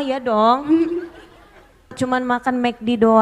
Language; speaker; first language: Indonesian; native; Indonesian